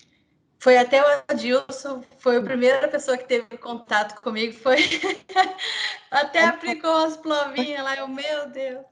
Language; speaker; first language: Portuguese; native; Portuguese